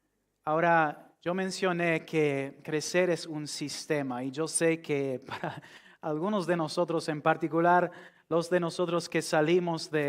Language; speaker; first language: Spanish; non-native, fluent; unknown